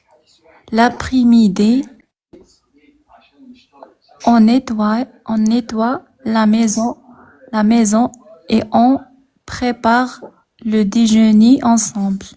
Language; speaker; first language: French; non-native, learner; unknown